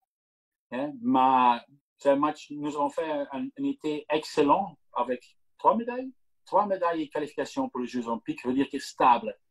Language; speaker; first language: French; non-native, local second language; Dutch